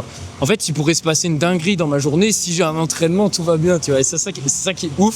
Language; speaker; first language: French; native; French